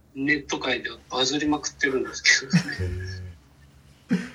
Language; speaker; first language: Japanese; native; Japanese